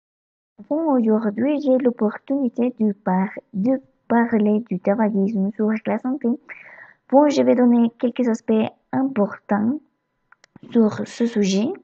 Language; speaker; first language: French; non-native, learner; Spanish